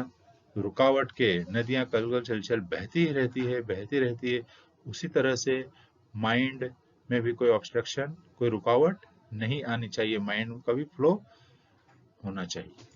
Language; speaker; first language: Hindi; native; Hindi